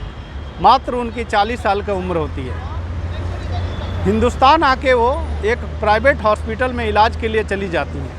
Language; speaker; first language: Hindi; native; Hindi